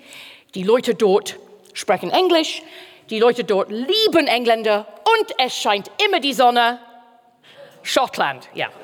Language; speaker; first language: German; non-native, fluent; English